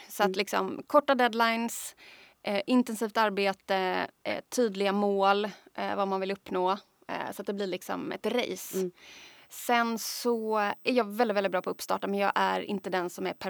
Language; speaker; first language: Swedish; native; Swedish